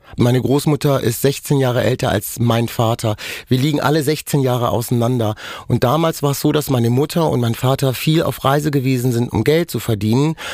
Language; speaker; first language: German; non-native, local second language; Romany